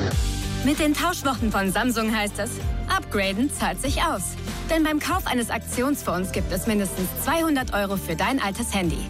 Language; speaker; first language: German; native; German